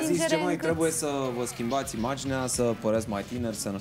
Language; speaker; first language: Romanian; native; Romanian